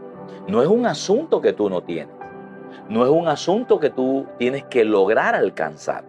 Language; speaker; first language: Spanish; native; Spanish